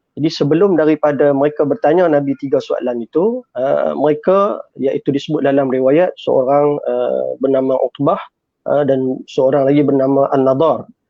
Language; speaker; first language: Malay; native; Malay